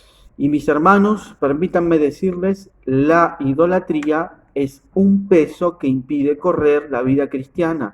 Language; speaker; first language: Spanish; native; Spanish